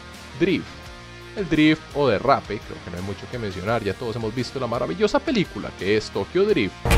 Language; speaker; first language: Spanish; native; Spanish